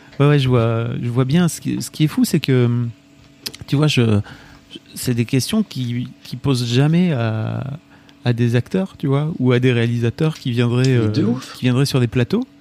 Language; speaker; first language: French; native; French